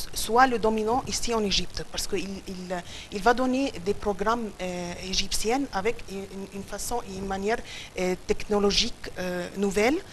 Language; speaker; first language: French; non-native, fluent; Arabic